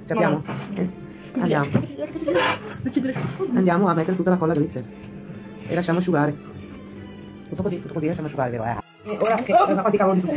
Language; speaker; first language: Italian; native; Italian